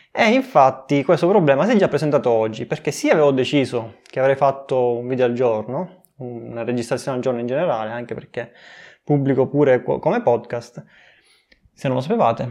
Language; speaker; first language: Italian; native; Italian